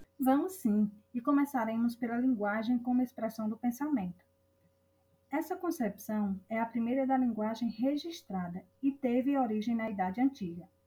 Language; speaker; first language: Portuguese; native; Portuguese